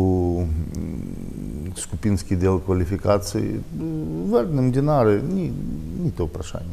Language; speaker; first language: Slovenian; non-native, learner; Russian